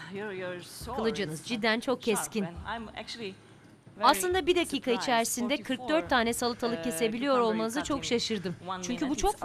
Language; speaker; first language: Turkish; native; Turkish